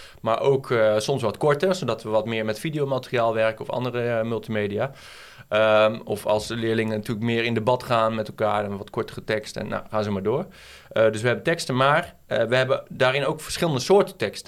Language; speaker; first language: Dutch; native; Dutch